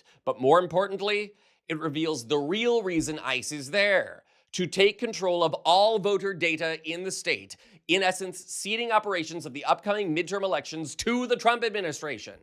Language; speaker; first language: English; native; English